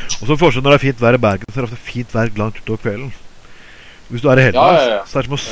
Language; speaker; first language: Norwegian; native; Norwegian